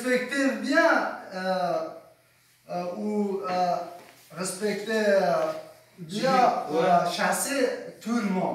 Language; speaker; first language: French; non-native, learner; Persian